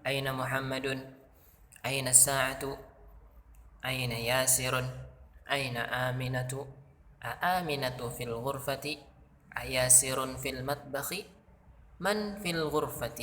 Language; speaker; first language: Arabic; non-native, fluent; Indonesian